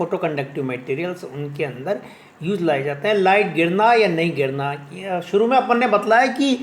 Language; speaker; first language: Hindi; native; Hindi